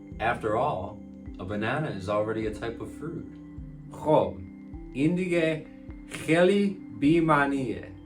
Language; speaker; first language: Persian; non-native, learner; English